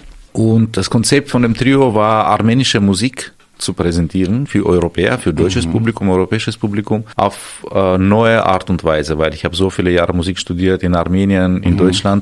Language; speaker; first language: German; non-native, fluent; Armenian